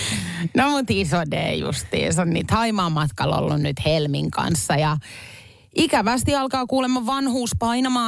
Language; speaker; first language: Finnish; native; Finnish